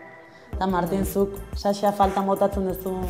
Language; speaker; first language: Basque; native; Basque